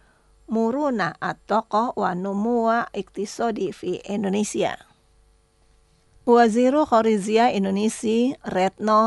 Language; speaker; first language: Arabic; non-native, fluent; Indonesian